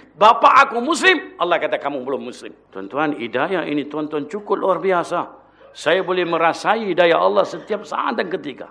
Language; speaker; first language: Malay; non-native, local second language; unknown